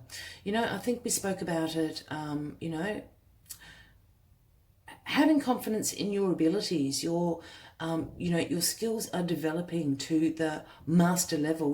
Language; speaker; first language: English; native; English